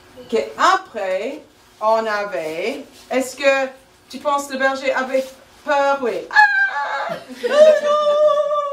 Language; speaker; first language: French; non-native, fluent; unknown